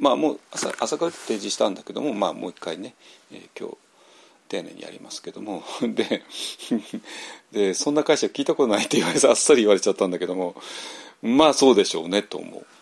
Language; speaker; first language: Japanese; native; Japanese